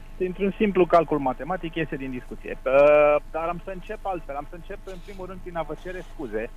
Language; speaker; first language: Romanian; native; Romanian